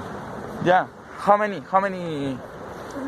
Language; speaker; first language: English; non-native, learner; Spanish